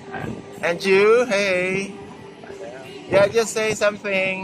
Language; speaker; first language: English; non-native, local second language; Iloko